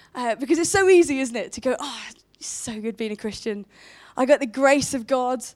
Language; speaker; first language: English; native; English